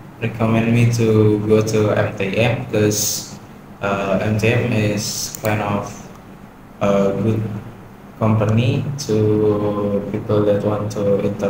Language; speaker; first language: English; non-native, learner; Indonesian